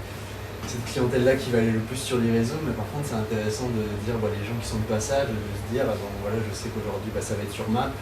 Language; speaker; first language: French; native; French